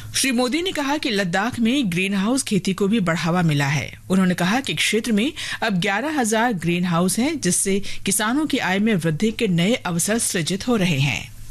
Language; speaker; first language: Hindi; native; Hindi